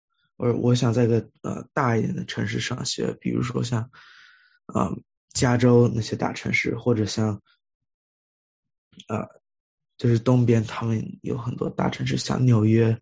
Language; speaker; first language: Chinese; early bilingual, heritage; Chinese